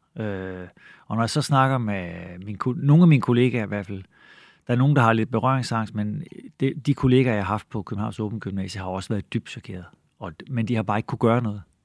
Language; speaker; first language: Danish; native; Danish